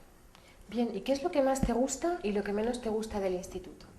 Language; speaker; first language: Spanish; native; Spanish